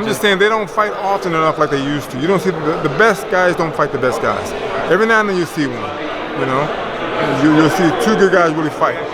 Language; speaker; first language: English; native; English